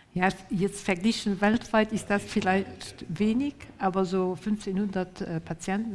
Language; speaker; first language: German; non-native, local second language; Luxembourgish